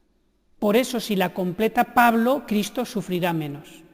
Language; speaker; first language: Spanish; native; Spanish